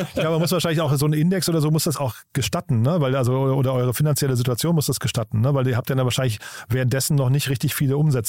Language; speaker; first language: German; native; German